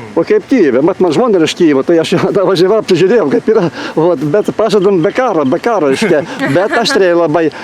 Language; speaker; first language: Lithuanian; native; Lithuanian